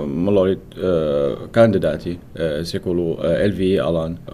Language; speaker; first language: Finnish; non-native, learner; Arabic